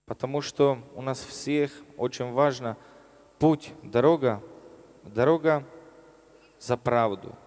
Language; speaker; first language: Russian; non-native, learner; Slovak